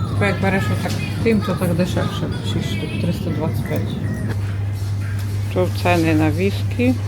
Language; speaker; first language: Polish; non-native, learner; Ukrainian